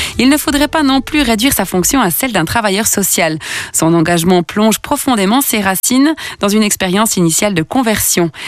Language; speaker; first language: French; native; French